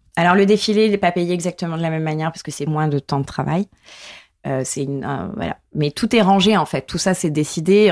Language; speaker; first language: French; native; French